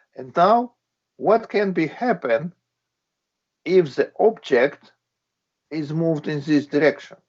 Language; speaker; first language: English; non-native, fluent; Latvian